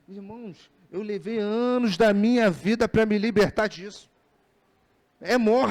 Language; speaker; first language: Portuguese; native; Portuguese